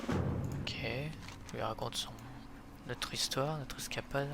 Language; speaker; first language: French; native; French